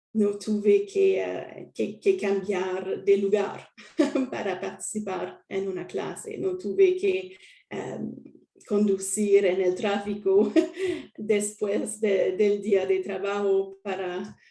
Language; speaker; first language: Spanish; non-native, learner; French